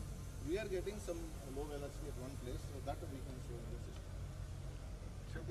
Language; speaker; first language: English; non-native, local second language; Telugu